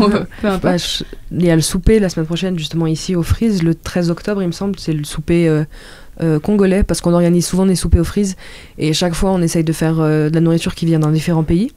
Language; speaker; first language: French; native; French